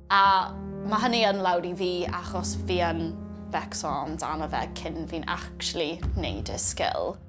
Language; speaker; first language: Welsh; non-native, local second language; English